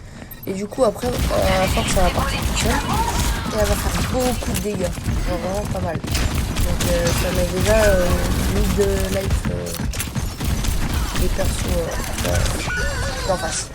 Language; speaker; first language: French; native; French